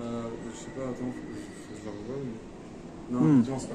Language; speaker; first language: French; native; French